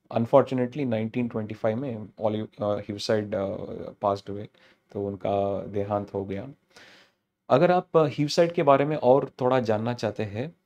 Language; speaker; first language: Hindi; non-native, local second language; Telugu